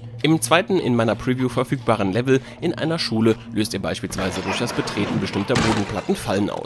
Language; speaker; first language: German; native; German